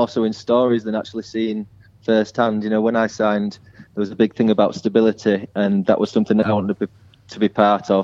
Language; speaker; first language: English; native; English